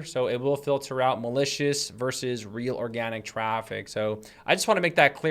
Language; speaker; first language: English; native; English